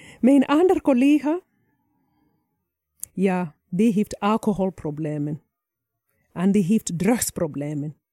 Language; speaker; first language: Dutch; non-native, fluent; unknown